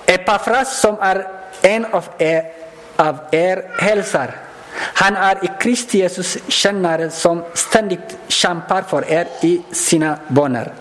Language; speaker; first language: Swedish; non-native, learner; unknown